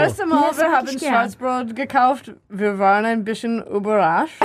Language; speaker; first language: German; non-native, learner; English